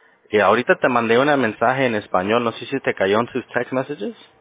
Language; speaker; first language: Spanish; early bilingual, heritage; Spanish